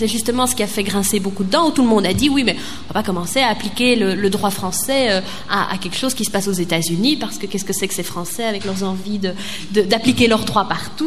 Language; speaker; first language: French; native; French